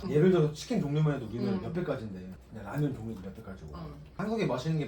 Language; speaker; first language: Korean; native; Korean